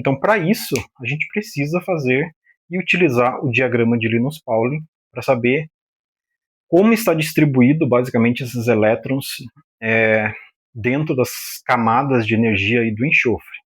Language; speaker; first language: Portuguese; native; Portuguese